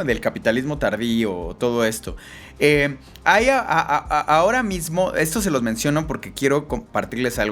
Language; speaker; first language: Spanish; native; Spanish